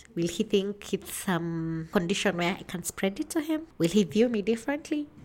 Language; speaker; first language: English; non-native, local second language; Kikuyu